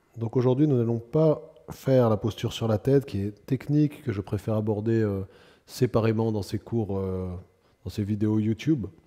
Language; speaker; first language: French; native; French